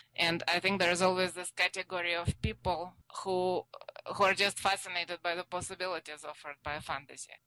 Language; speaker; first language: English; non-native, fluent; Russian